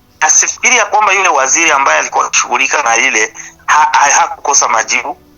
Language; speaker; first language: Swahili; native; Swahili